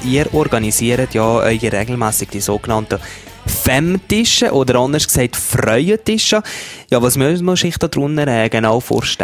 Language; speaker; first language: German; native; German